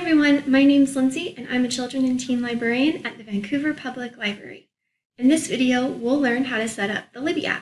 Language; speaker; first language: English; native; English